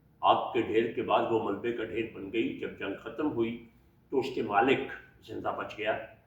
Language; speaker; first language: Urdu; native; Urdu